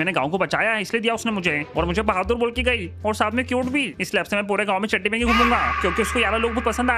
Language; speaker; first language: Hindi; native; Hindi